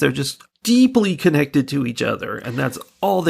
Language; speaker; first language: English; native; English